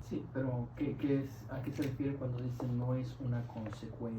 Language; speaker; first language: Spanish; native; Spanish